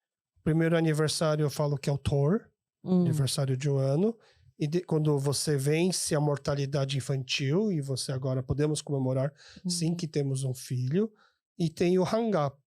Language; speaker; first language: Portuguese; early bilingual, other home language; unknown